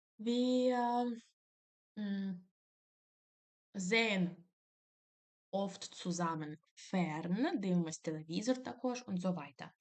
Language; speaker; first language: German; non-native, fluent; Ukrainian